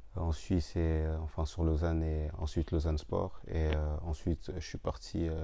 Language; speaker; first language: French; native; French